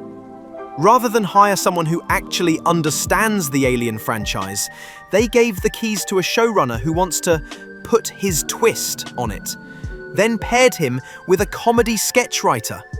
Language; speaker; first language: English; native; English